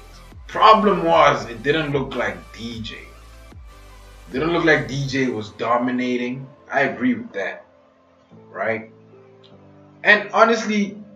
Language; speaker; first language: English; native; English